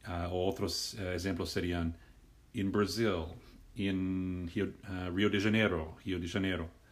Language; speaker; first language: Portuguese; non-native, fluent; English